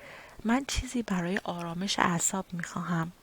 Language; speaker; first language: Persian; native; Persian